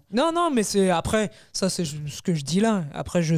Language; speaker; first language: French; native; French